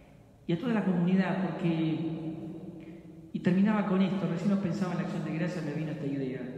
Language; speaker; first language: Spanish; native; Spanish